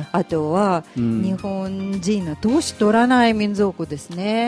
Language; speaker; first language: Japanese; non-native, fluent; Russian